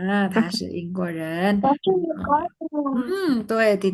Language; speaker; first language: Chinese; non-native, fluent; Indonesian